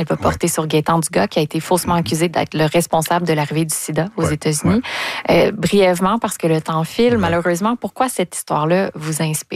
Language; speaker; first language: French; native; French